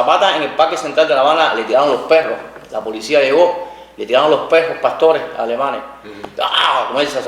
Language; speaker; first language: Spanish; native; Spanish